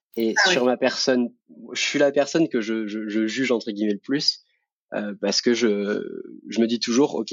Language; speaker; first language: French; native; French